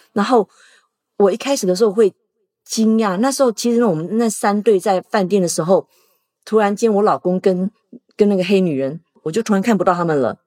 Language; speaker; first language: Chinese; native; Chinese